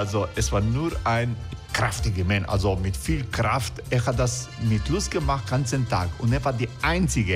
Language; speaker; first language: German; non-native, learner; Croatian